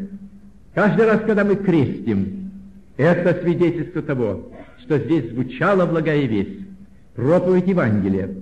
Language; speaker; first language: Russian; native; Russian